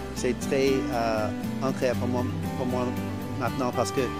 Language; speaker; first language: French; non-native, learner; English